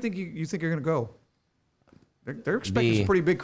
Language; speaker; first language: English; native; English